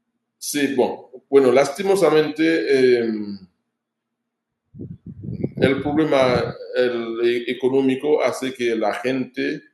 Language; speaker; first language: Spanish; non-native, fluent; Haitian Creole